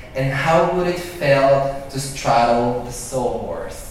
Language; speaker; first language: English; early bilingual, other home language; Spanish